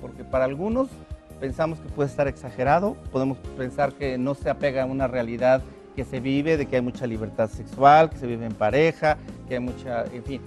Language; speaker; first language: Spanish; native; Spanish